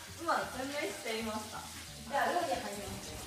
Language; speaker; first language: Japanese; non-native, learner; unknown